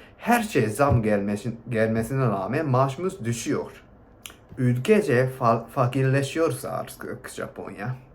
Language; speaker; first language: Turkish; non-native, fluent; Japanese